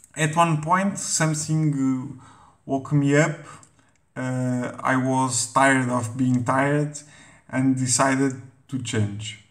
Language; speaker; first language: English; non-native, fluent; Portuguese